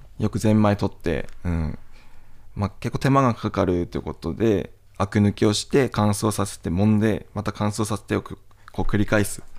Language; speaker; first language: Japanese; native; Japanese